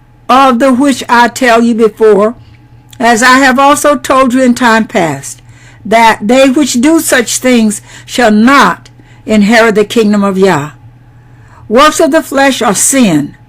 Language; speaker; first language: English; native; English